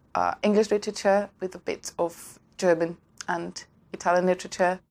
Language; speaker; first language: English; non-native, fluent; Norwegian